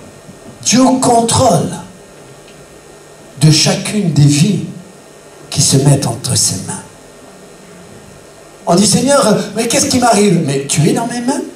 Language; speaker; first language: French; native; French